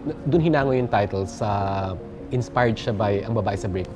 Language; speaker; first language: Filipino; native; Filipino